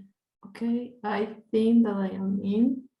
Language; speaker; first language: English; non-native, learner; Spanish